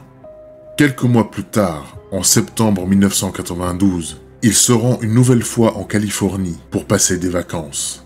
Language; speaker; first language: French; native; French